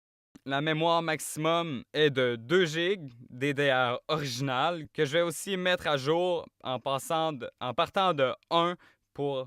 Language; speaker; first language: French; native; French